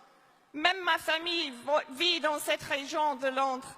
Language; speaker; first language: French; non-native, fluent; English